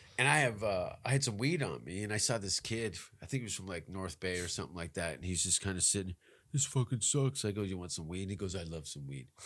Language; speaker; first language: English; native; English